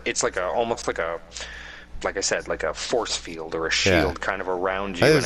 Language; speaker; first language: English; native; English